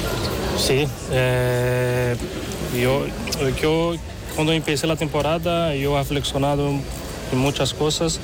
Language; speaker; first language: Spanish; non-native, fluent; Portuguese